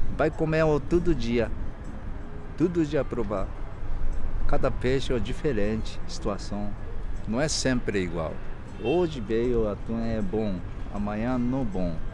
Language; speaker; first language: Portuguese; non-native, learner; Japanese